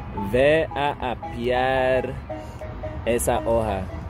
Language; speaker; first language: Spanish; native; Spanish